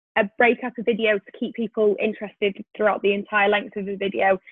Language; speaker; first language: English; native; English